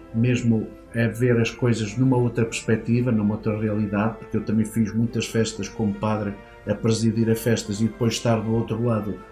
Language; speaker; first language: Portuguese; native; Portuguese